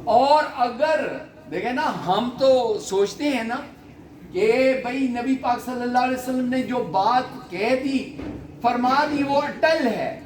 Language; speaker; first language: Urdu; non-native, local second language; Punjabi